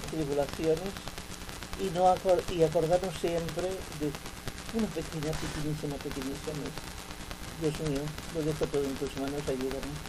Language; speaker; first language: Spanish; non-native, local second language; Catalan